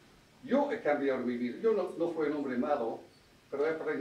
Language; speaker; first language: Spanish; non-native, fluent; English